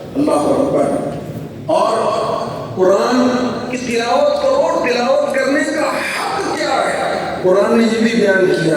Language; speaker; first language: Urdu; non-native, local second language; Punjabi